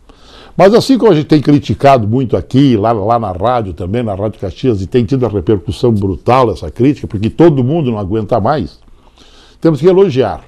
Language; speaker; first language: Portuguese; native; Portuguese